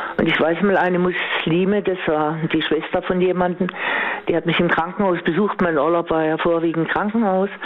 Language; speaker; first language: German; native; German